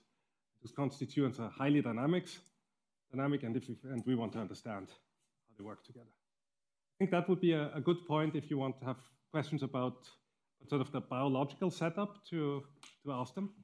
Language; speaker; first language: English; non-native, fluent; German